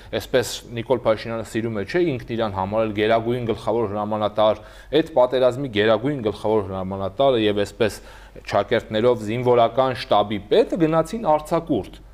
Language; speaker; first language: Armenian; native; Armenian